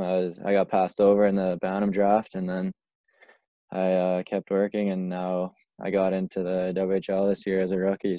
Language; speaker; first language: English; native; English